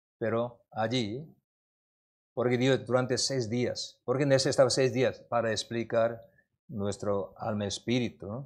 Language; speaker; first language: Spanish; non-native, learner; Korean